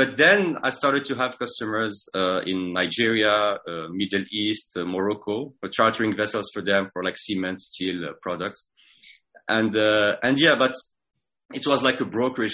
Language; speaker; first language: English; non-native, fluent; French